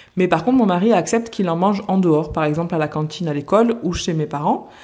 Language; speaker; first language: French; native; French